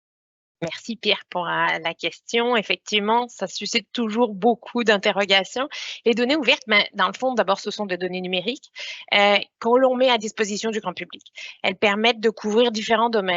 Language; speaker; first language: French; native; French